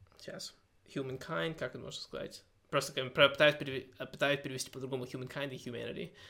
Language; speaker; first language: Russian; early bilingual, heritage; Russian